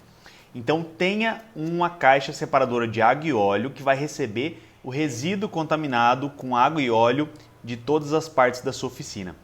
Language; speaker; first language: Portuguese; native; Portuguese